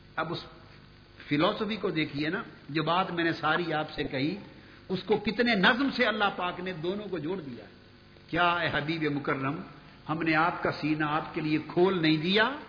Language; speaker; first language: Urdu; non-native, local second language; Punjabi